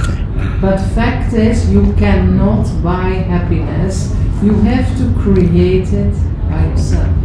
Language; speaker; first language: English; non-native, fluent; Dutch